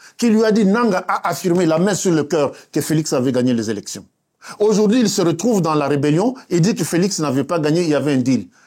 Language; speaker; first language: French; non-native, local second language; Luba-Lulua